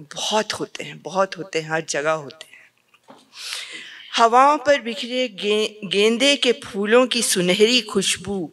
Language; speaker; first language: Hindi; native; Hindi